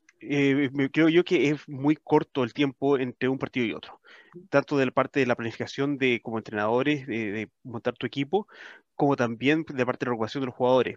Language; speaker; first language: Spanish; early bilingual, heritage; Spanish